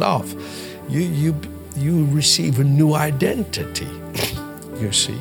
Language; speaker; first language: English; non-native, fluent; Dutch